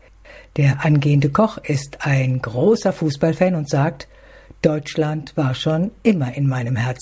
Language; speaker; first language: German; native; German